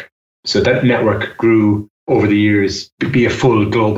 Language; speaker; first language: English; native; English